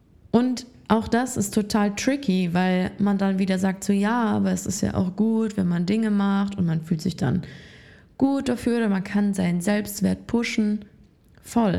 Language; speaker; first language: German; native; German